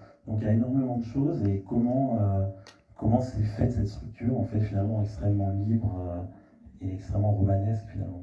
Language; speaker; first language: French; native; French